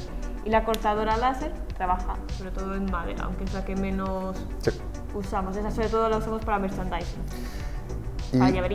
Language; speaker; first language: Spanish; native; Spanish